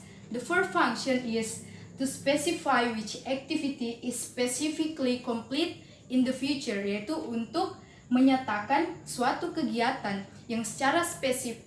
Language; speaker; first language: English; non-native, learner; Indonesian